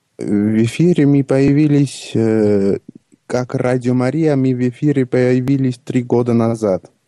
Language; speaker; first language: Russian; non-native, local second language; Armenian